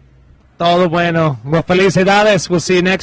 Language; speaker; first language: Spanish; non-native, learner; English